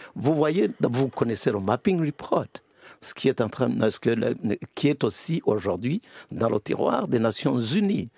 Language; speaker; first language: French; non-native, local second language; Kinyarwanda